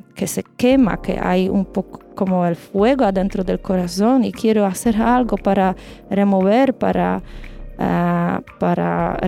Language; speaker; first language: Spanish; non-native, fluent; Polish